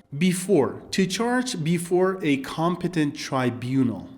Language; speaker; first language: English; non-native, fluent; Kyrgyz